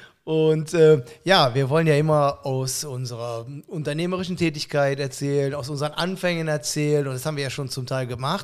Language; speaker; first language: German; native; German